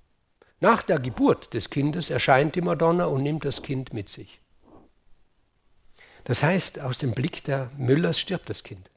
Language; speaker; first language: German; native; German